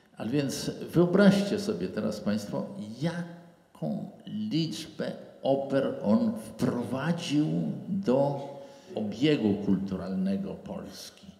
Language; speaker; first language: Polish; native; Polish